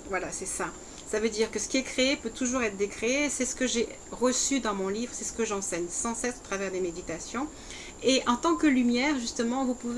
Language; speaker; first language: French; native; French